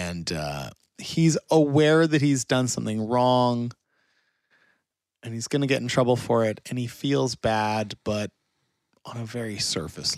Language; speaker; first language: English; native; English